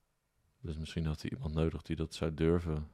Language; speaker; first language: Dutch; native; Dutch